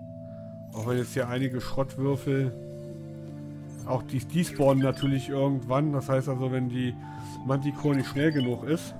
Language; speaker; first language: German; native; German